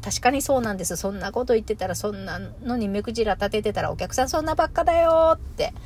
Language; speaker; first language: Japanese; native; Japanese